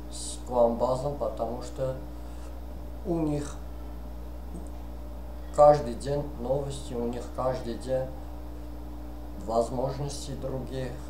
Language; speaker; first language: Russian; non-native, fluent; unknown